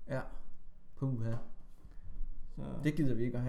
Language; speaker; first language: Danish; native; Danish